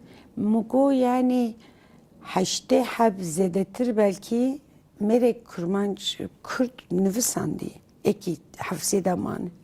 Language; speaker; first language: Kurdish; non-native, local second language; Turkish